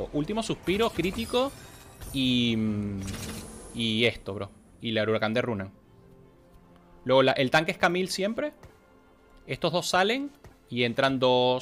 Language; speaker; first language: Spanish; native; Spanish